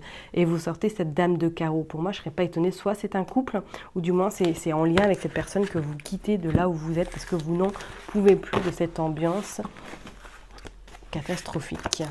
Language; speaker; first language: French; native; French